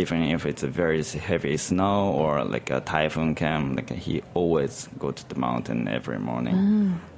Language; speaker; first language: English; non-native, learner; Japanese